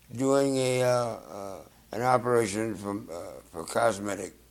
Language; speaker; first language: English; native; English